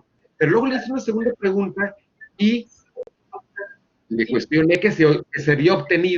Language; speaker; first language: Spanish; native; Spanish